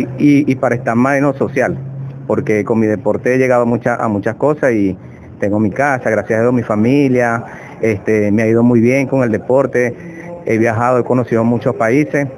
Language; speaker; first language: Spanish; native; Spanish